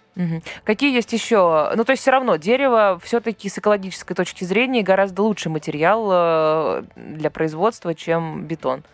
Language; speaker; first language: Russian; native; Russian